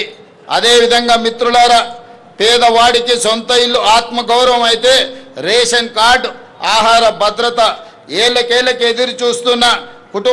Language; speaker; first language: Telugu; native; Telugu